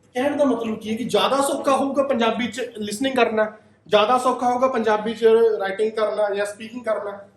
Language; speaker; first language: Punjabi; native; Punjabi